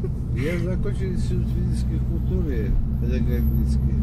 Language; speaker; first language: Russian; non-native, local second language; Armenian